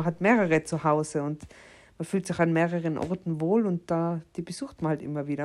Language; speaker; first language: German; native; German